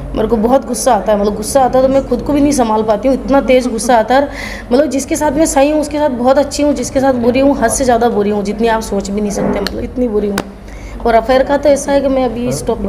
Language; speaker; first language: Hindi; native; Hindi